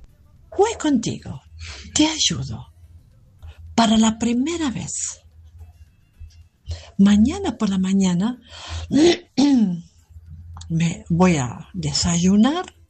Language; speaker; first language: Spanish; non-native, fluent; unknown